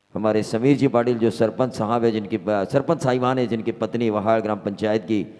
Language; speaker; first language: Hindi; non-native, local second language; Marathi